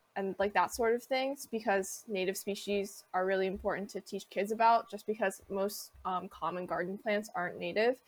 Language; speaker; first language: English; native; English